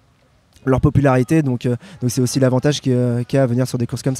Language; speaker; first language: French; native; French